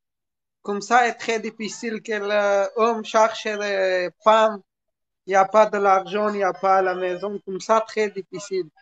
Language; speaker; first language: French; non-native, learner; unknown